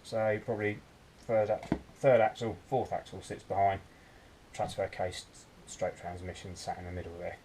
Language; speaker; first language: English; native; English